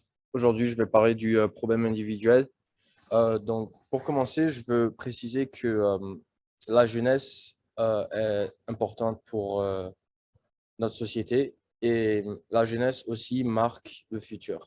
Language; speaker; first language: French; non-native, learner; English